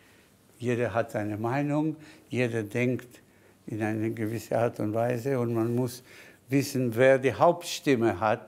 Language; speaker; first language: German; non-native, fluent; Spanish